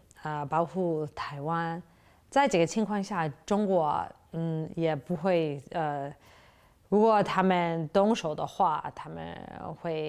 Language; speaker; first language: Chinese; non-native, fluent; English